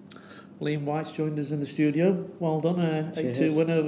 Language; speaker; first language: English; native; English